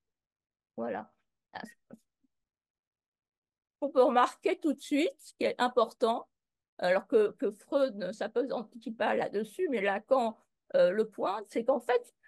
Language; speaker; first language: French; native; French